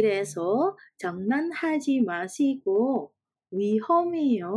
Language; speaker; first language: Korean; non-native, fluent; Indonesian